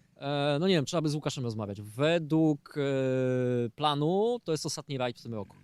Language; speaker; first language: Polish; native; Polish